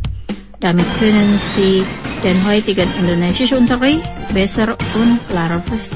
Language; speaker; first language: German; non-native, fluent; Indonesian